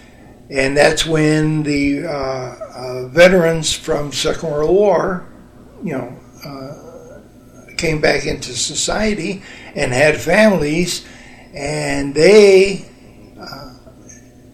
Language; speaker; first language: English; native; English